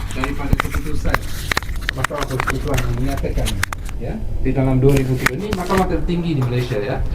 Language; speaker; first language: Malay; non-native, local second language; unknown